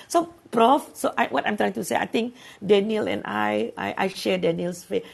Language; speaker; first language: English; non-native, local second language; Malay